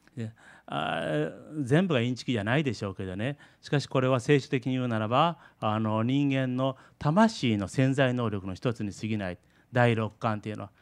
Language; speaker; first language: Japanese; early bilingual, heritage; Japanese